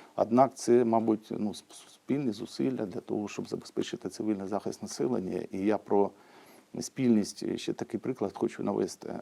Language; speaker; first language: Ukrainian; native; Ukrainian